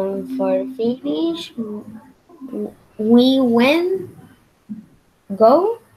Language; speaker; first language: English; non-native, learner; Spanish